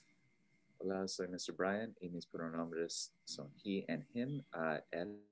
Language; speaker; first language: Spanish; non-native, fluent; English